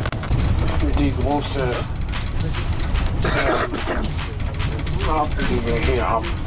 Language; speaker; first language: German; non-native, fluent; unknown